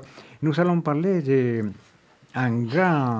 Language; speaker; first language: French; non-native, fluent; Spanish